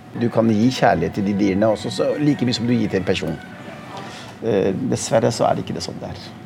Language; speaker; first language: Norwegian; early bilingual, other home language; Punjabi